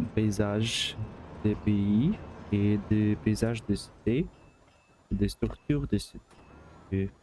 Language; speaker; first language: French; non-native, learner; Russian